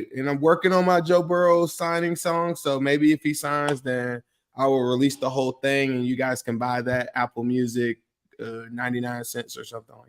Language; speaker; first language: English; native; English